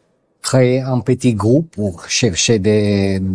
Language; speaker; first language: French; non-native, learner; Italian